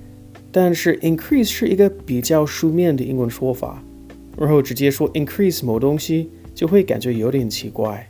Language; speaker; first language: Chinese; non-native, fluent; English